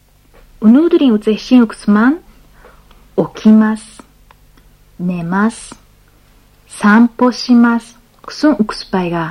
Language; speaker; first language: Mongolian; non-native, fluent; Japanese